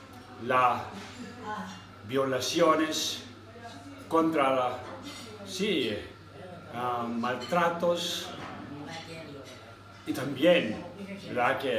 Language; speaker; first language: Spanish; non-native, learner; Tibetan